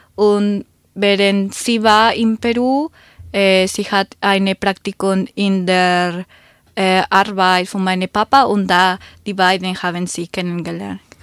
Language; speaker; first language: German; non-native, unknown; Spanish